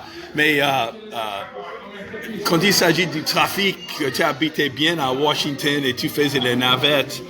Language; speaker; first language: French; non-native, fluent; English